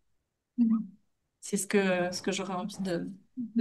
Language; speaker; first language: French; native; French